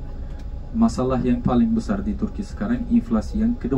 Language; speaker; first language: Indonesian; non-native, fluent; Turkish